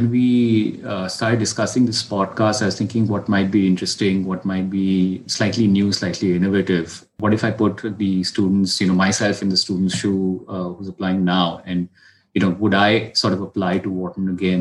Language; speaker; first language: English; non-native, local second language; Hindi